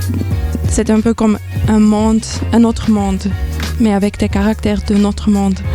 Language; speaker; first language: French; non-native, fluent; German